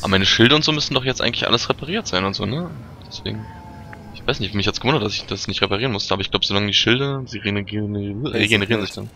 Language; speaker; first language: German; native; German